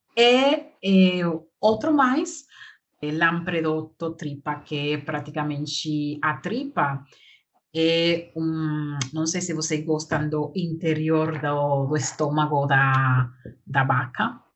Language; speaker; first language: Portuguese; non-native, learner; Spanish